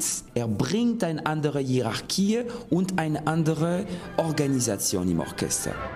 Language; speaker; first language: German; non-native, fluent; French